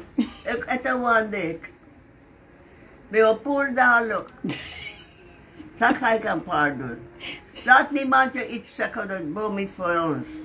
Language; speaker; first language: Dutch; non-native, local second language; Sranan Tongo